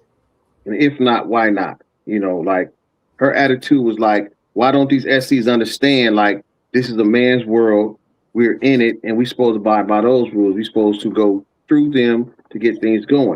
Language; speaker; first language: English; native; English